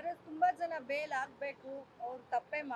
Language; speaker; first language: Kannada; native; Kannada